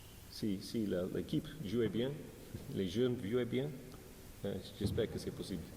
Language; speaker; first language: French; non-native, learner; English